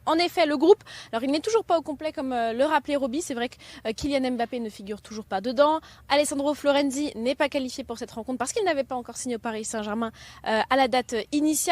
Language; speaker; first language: French; native; French